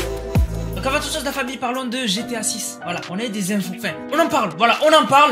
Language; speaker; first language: French; native; French